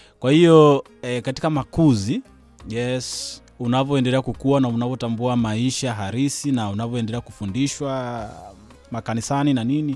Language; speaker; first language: Swahili; native; Swahili